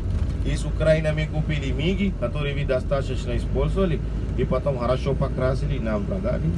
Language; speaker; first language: Russian; non-native, learner; Sinhala